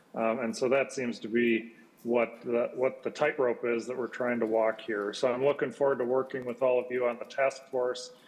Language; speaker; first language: English; native; English